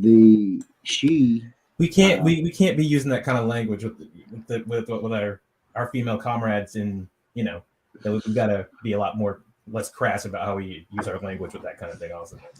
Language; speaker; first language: English; native; English